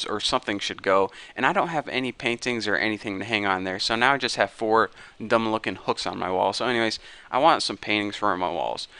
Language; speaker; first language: English; native; English